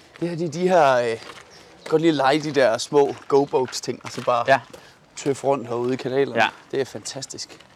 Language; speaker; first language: Danish; early bilingual, other home language; Persian